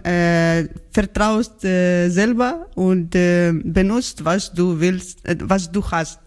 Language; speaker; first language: German; non-native, learner; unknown